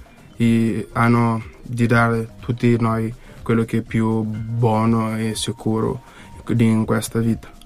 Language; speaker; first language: Italian; non-native, fluent; Kabuverdianu